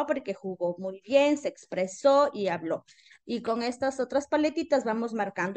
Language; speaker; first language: Spanish; native; Spanish